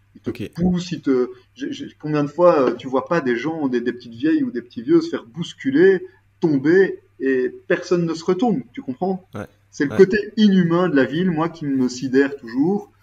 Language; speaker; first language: French; native; French